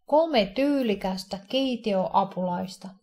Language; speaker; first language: Finnish; non-native, fluent; Russian